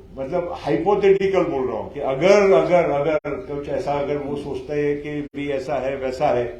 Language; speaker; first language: Hindi; non-native, local second language; Marathi